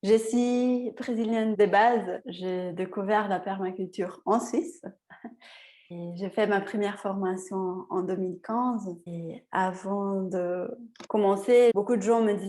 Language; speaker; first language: French; non-native, fluent; Portuguese